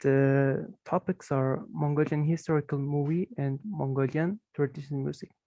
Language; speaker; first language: English; non-native, fluent; Mongolian